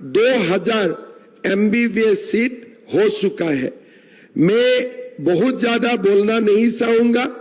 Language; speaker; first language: Hindi; non-native, local second language; Assamese